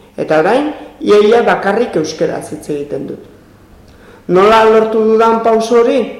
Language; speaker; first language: Basque; non-native, local second language; Spanish